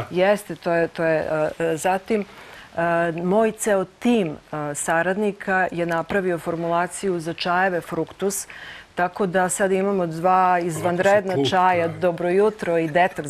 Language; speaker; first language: Croatian; native; Croatian